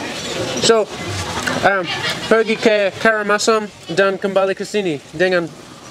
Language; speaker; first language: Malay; non-native, learner; English